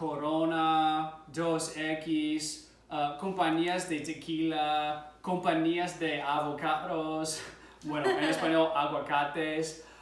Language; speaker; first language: Spanish; non-native, fluent; English